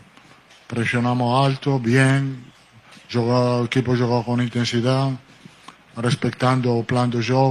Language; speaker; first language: Portuguese; non-native, learner; Italian